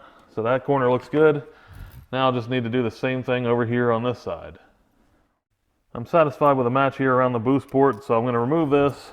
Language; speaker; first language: English; native; English